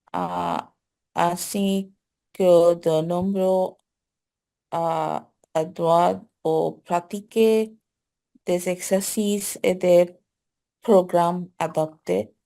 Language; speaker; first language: French; non-native, learner; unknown